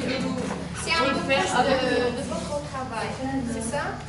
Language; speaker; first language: French; non-native, learner; Arabic